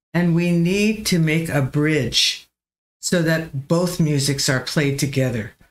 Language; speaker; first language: English; native; English